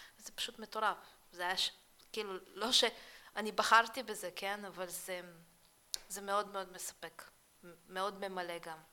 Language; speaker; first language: Hebrew; early bilingual, other home language; Russian